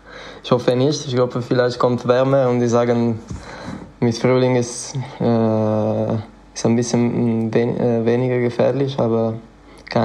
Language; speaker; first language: German; non-native, fluent; Italian